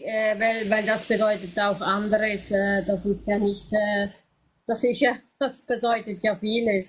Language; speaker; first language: German; native; German